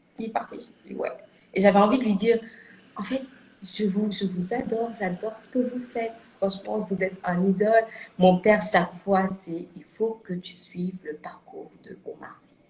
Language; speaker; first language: French; native; French